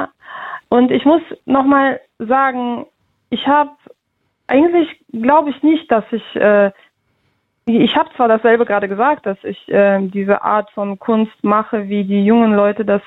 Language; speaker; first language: German; early bilingual, other home language; Russian